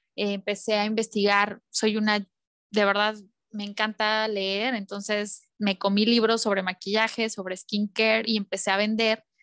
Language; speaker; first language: Spanish; native; Spanish